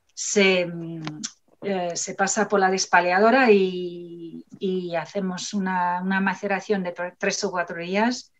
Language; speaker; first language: Spanish; non-native, fluent; English